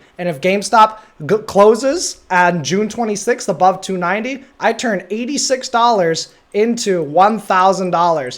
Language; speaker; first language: English; native; English